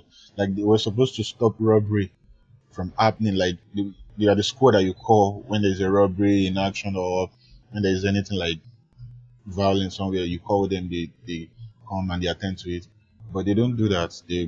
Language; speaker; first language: English; non-native, local second language; Yoruba